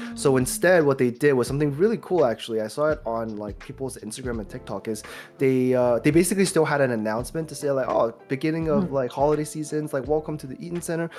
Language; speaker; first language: English; early bilingual, other home language; Chinese